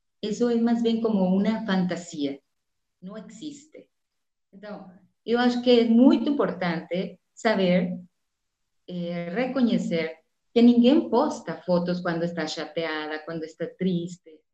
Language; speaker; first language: Spanish; non-native, fluent; Portuguese